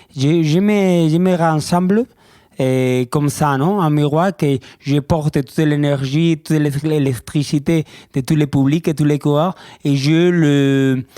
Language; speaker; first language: French; non-native, learner; Spanish